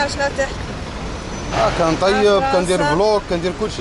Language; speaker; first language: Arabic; early bilingual, heritage; Arabic